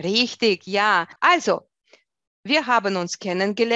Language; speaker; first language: German; non-native, fluent; Russian